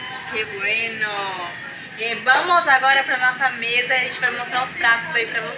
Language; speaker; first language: Portuguese; native; Portuguese